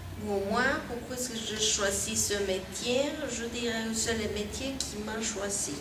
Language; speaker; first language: French; non-native, fluent; Spanish